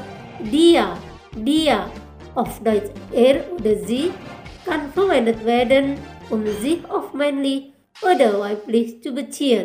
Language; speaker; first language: German; non-native, fluent; Indonesian